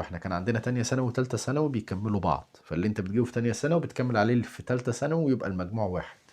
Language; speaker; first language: Arabic; native; Arabic